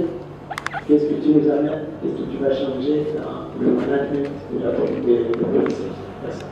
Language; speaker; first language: French; non-native, local second language; Kinyarwanda